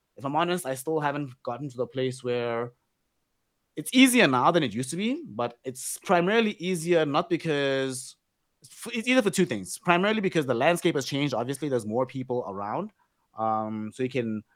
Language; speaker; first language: English; non-native, local second language; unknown